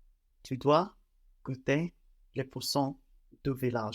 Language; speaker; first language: French; non-native, learner; English